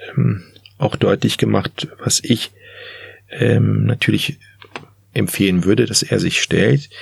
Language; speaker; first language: German; native; German